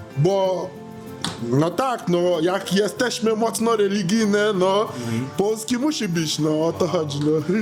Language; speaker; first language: Polish; non-native, learner; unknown